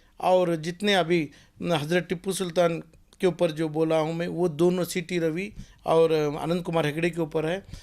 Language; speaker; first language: Hindi; non-native, local second language; Urdu